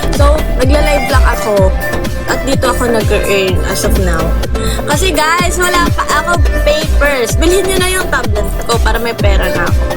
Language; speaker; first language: Filipino; non-native, local second language; Hiligaynon